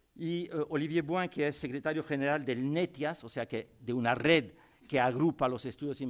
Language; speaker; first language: Spanish; native; Spanish